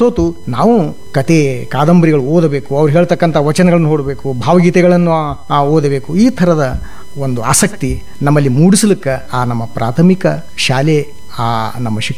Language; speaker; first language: Kannada; non-native, local second language; Marathi